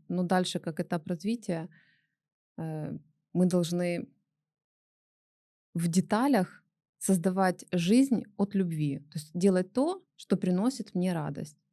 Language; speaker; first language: Russian; native; Russian